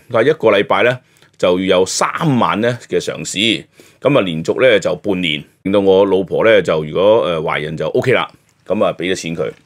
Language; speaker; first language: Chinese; non-native, local second language; Cantonese